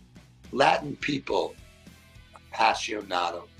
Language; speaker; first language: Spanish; non-native, learner; English